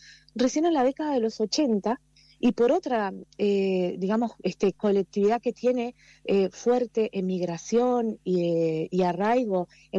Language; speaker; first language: Spanish; native; Spanish